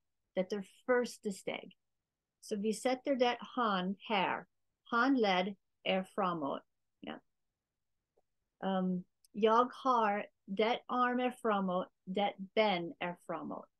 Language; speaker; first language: Swedish; non-native, learner; English